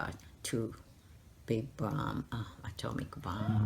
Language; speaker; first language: English; non-native, learner; Japanese